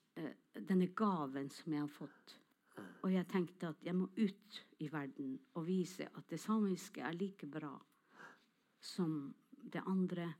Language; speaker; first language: Norwegian; non-native, local second language; Northern Sami